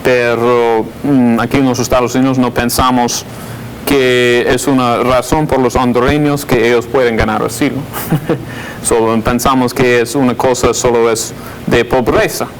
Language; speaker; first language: Spanish; non-native, fluent; English